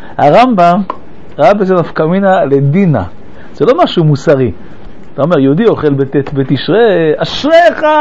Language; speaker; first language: Hebrew; early bilingual, other home language; French